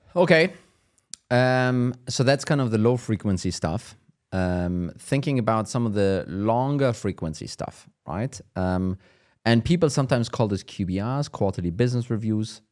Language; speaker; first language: English; non-native, fluent; German